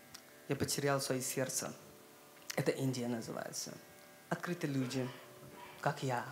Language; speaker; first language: Russian; non-native, learner; Hindi